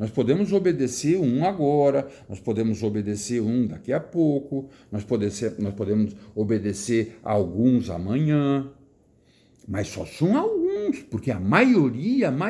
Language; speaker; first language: Portuguese; native; Portuguese